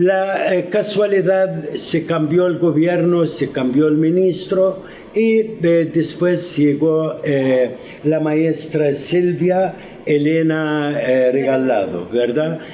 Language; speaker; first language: Spanish; non-native, fluent; Arabic